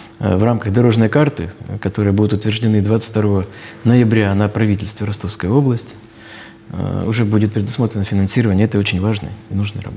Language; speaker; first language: Russian; native; Russian